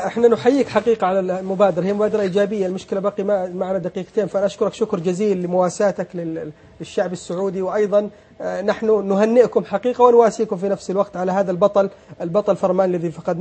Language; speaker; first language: Arabic; native; Arabic